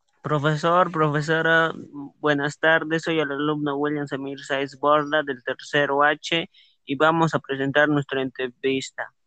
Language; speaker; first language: Spanish; native; Spanish